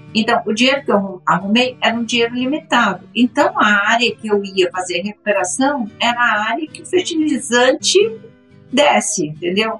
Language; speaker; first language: Portuguese; native; Portuguese